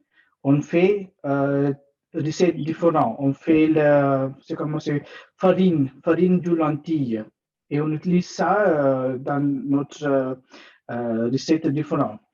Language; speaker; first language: French; non-native, learner; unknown